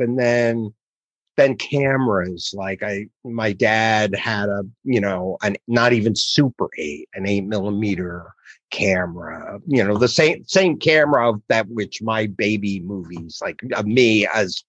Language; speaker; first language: English; native; English